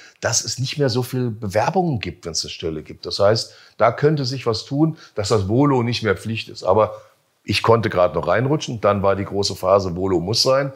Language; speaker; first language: German; native; German